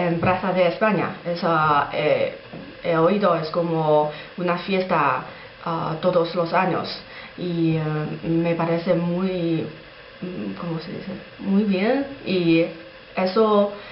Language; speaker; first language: Spanish; non-native, learner; Chinese